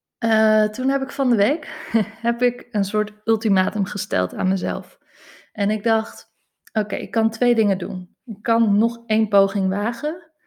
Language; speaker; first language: Dutch; native; Dutch